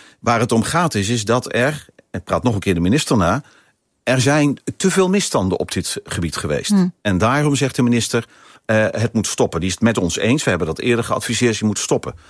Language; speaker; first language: Dutch; native; Dutch